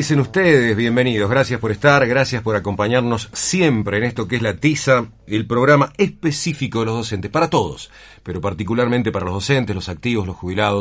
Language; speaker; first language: Spanish; native; Spanish